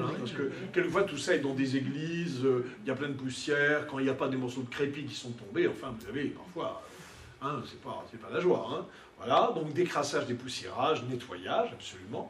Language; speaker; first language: French; native; French